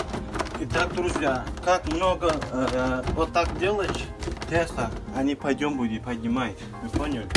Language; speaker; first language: Russian; non-native, learner; Turkmen